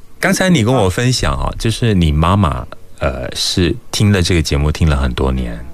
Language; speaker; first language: Chinese; native; Chinese